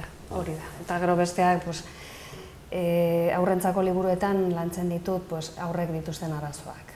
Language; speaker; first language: Basque; non-native, local second language; Spanish